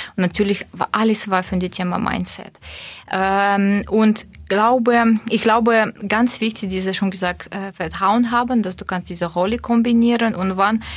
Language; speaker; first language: German; non-native, learner; Russian